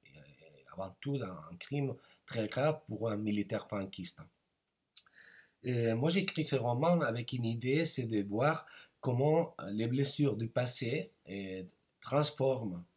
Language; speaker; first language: French; non-native, fluent; Spanish